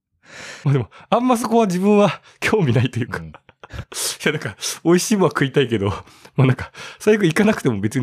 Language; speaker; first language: Japanese; native; Japanese